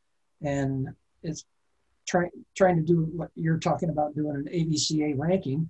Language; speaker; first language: English; native; English